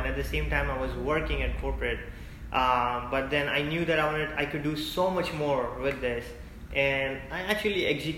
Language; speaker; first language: English; non-native, local second language; Hindi